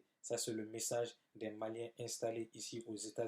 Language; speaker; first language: French; non-native, local second language; Bambara